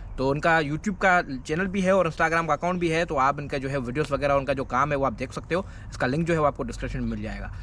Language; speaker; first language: Urdu; non-native, local second language; Sindhi